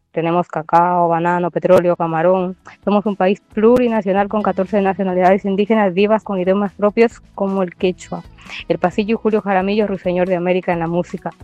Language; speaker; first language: Spanish; native; Spanish